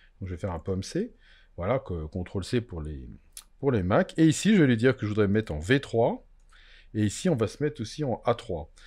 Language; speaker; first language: French; native; French